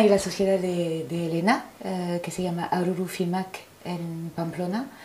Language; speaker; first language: Spanish; non-native, fluent; French